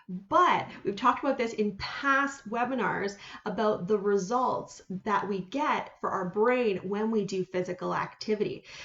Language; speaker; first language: English; native; English